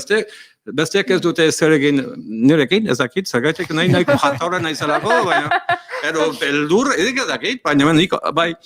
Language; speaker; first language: Basque; non-native, learner; English